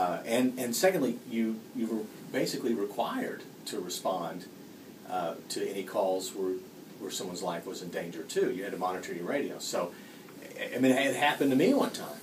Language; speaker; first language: English; native; English